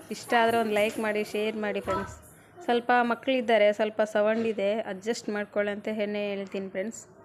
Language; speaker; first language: Kannada; native; Kannada